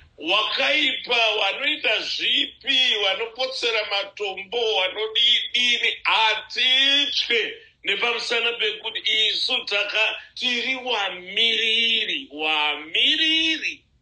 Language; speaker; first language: Shona; native; Shona